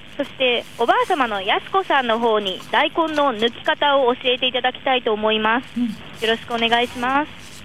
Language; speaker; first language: Japanese; native; Japanese